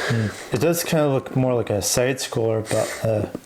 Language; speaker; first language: English; native; English